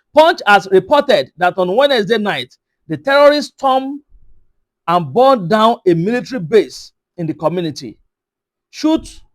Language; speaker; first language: English; non-native, local second language; Yoruba